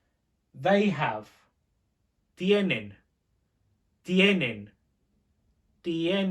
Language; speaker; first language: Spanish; non-native, fluent; English